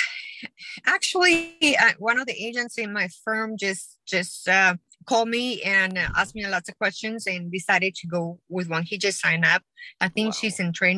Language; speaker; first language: English; non-native, fluent; Spanish